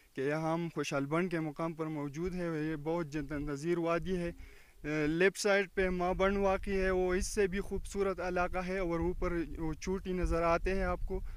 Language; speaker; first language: Urdu; non-native, local second language; Pashto